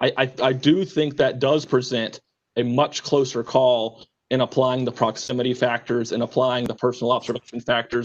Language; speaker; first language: English; native; English